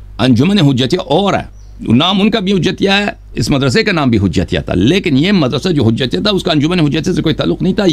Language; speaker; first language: Urdu; non-native, fluent; Persian